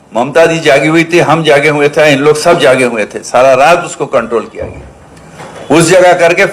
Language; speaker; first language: Hindi; non-native, local second language; Bangla